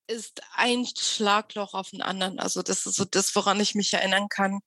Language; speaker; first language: German; early bilingual, other home language; Russian